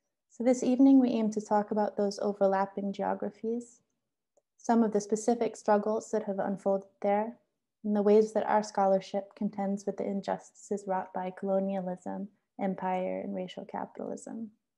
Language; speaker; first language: English; native; English